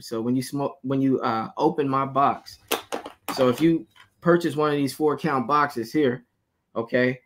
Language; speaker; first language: English; native; English